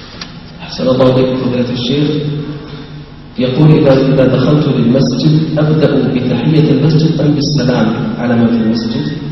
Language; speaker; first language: Arabic; native; Arabic